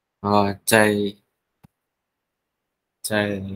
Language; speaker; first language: Chinese; non-native, learner; Vietnamese